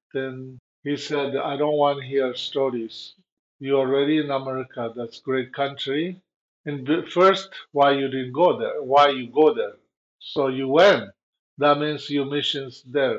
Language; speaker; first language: English; non-native, learner; Chinese